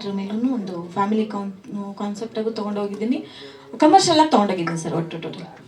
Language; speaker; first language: Kannada; native; Kannada